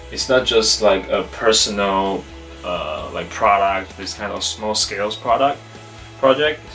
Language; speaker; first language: English; non-native, fluent; Chinese